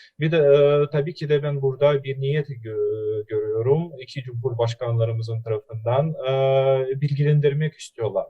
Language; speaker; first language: Turkish; non-native, fluent; Russian